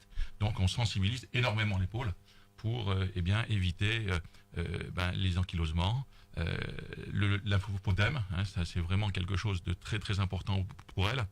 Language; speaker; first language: French; native; French